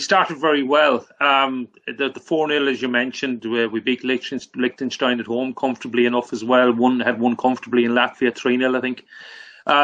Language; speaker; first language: English; native; English